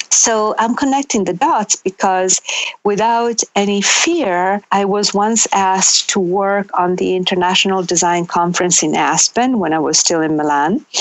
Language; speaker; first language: English; non-native, fluent; Italian